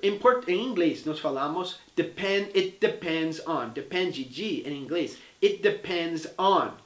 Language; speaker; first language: Portuguese; non-native, fluent; English